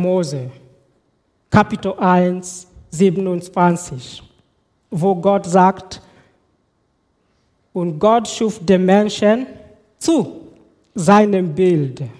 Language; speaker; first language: German; non-native, fluent; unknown